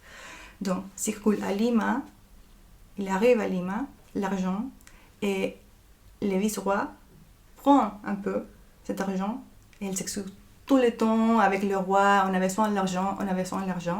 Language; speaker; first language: French; non-native, fluent; Spanish